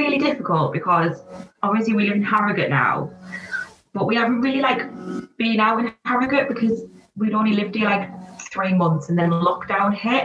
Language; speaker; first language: English; native; English